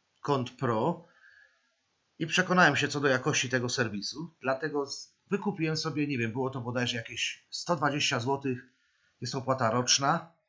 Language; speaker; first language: Polish; native; Polish